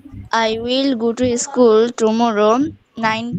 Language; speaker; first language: English; non-native, learner; Bangla